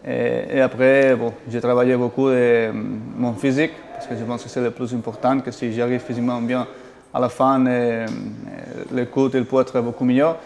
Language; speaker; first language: French; non-native, fluent; Spanish